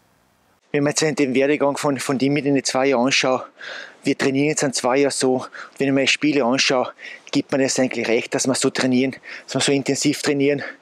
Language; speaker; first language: German; native; German